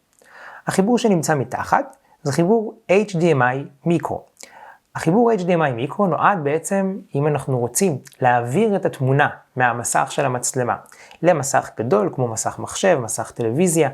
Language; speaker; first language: Hebrew; native; Hebrew